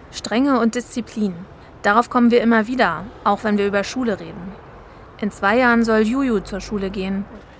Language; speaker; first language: German; native; German